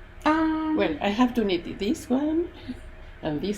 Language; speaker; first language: English; non-native, learner; Spanish